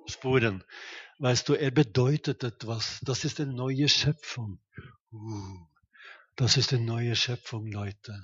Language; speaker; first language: German; non-native, fluent; Norwegian